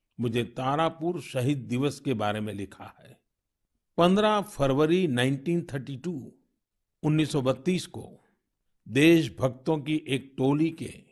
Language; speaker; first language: Hindi; non-native, local second language; Gujarati